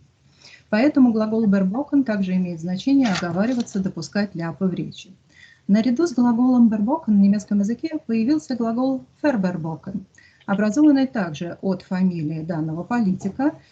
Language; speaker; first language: Russian; native; Russian